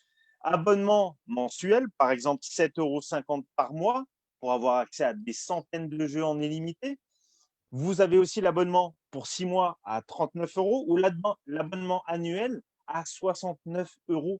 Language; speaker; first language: French; native; French